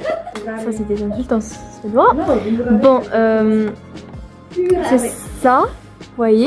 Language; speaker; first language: French; non-native, fluent; Swedish